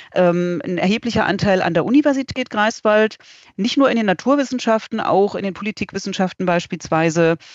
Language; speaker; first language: German; native; German